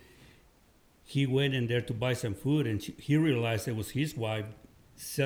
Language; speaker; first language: English; non-native, fluent; Spanish